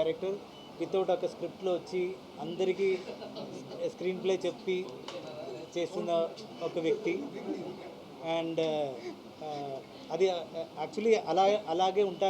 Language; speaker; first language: Telugu; non-native, learner; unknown